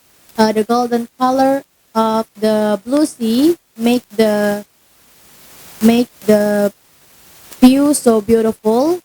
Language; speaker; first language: English; non-native, learner; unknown